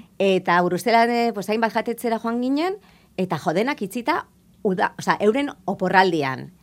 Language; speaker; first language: Basque; native; Basque